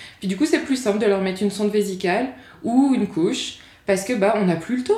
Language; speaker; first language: French; native; French